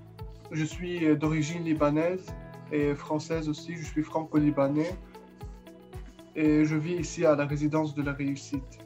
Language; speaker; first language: French; non-native, local second language; Arabic